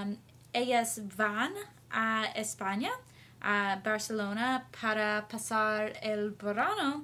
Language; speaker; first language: Spanish; non-native, learner; English